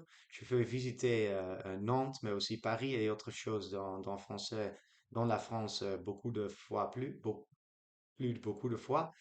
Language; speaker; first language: French; non-native, learner; Dutch